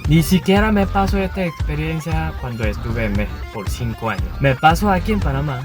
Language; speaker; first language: Spanish; non-native, learner; Korean